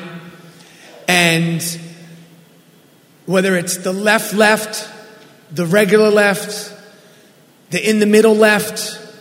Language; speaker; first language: English; native; English